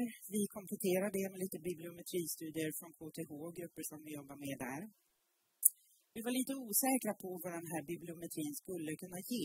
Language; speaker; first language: Swedish; native; Swedish